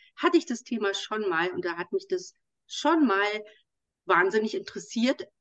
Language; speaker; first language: German; native; German